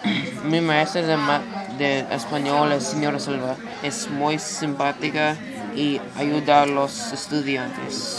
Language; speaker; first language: Spanish; non-native, learner; English